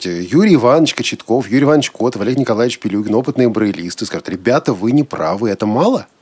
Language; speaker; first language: Russian; native; Russian